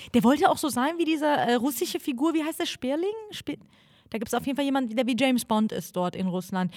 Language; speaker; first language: German; early bilingual, other home language; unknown